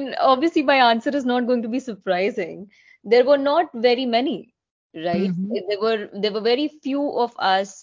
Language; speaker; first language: English; non-native, local second language; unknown